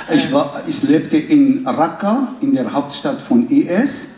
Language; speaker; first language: German; non-native, fluent; Arabic